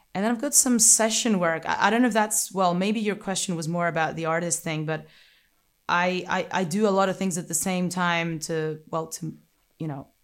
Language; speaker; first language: English; non-native, fluent; Greek